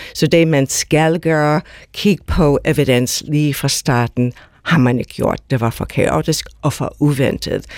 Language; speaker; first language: Danish; non-native, fluent; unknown